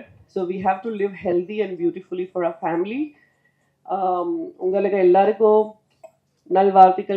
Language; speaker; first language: Tamil; non-native, fluent; Hindi